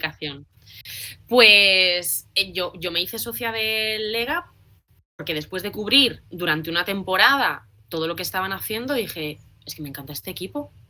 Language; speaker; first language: Spanish; native; Spanish